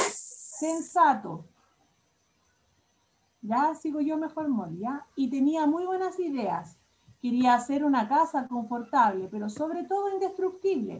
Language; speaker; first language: Spanish; native; Spanish